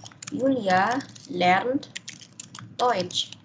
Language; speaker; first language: German; non-native, fluent; Indonesian